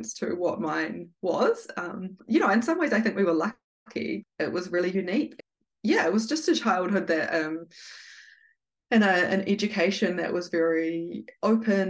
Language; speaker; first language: English; native; English